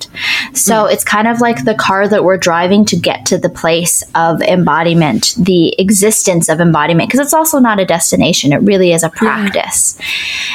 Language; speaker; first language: English; native; English